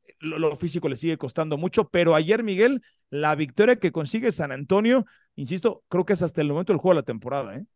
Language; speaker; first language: Spanish; native; Spanish